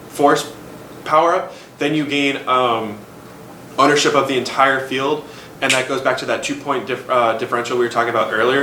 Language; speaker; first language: English; native; English